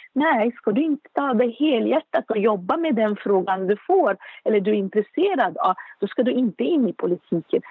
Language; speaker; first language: Swedish; non-native, fluent; Arabic